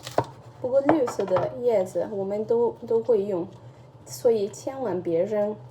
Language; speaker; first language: Chinese; early bilingual, heritage; Chinese